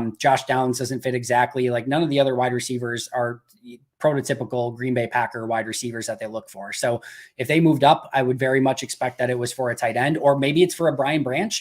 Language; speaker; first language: English; native; English